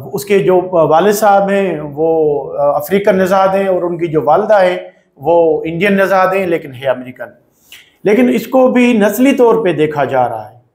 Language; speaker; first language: Urdu; non-native, local second language; Sindhi